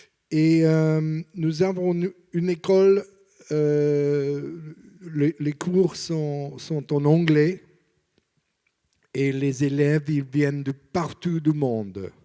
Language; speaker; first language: French; non-native, learner; English